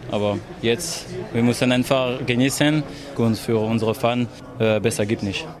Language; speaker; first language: German; non-native, learner; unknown